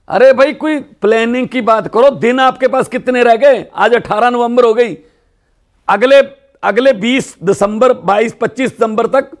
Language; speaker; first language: Hindi; non-native, local second language; Punjabi